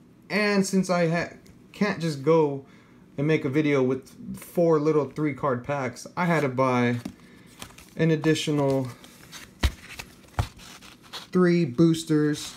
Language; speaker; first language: English; native; English